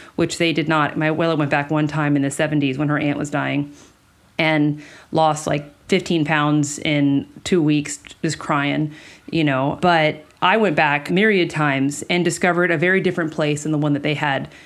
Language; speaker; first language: English; early bilingual, other home language; Spanish